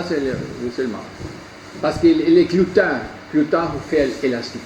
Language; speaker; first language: French; non-native, learner; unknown